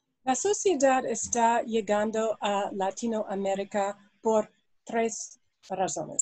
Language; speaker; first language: Spanish; non-native, learner; English